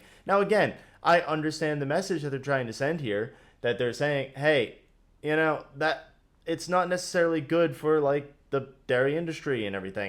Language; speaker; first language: English; native; English